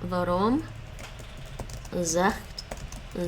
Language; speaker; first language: Dutch; non-native, learner; English